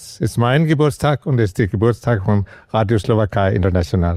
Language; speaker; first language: German; non-native, fluent; Danish